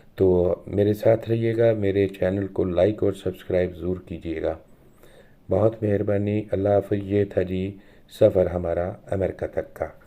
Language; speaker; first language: Urdu; non-native, local second language; Punjabi